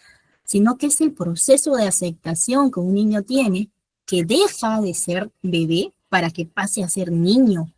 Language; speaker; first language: Spanish; native; Spanish